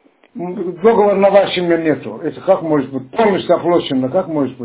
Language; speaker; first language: Russian; non-native, fluent; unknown